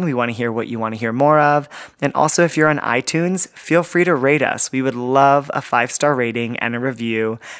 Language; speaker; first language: English; native; English